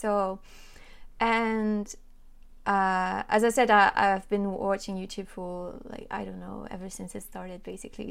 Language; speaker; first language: English; non-native, fluent; French